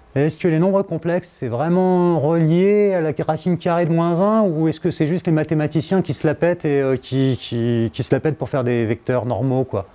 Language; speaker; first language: French; native; French